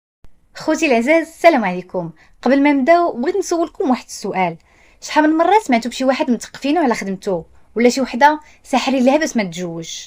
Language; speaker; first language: Arabic; native; Arabic